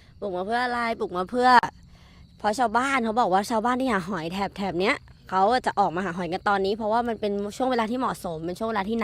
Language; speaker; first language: Thai; native; Thai